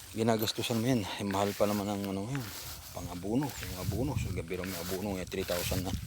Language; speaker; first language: Filipino; non-native, local second language; Iloko